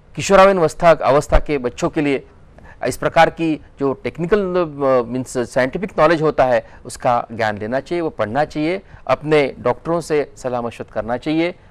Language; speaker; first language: Hindi; non-native, local second language; Marathi